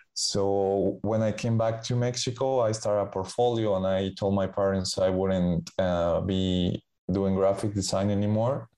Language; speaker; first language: English; non-native, fluent; Spanish